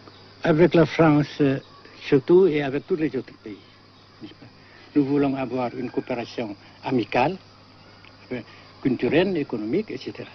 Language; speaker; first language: French; non-native, fluent; Vietnamese